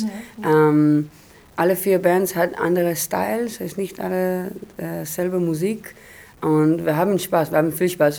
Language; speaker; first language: German; non-native, learner; Hebrew